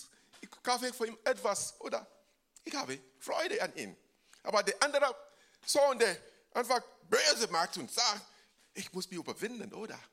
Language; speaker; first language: German; non-native, fluent; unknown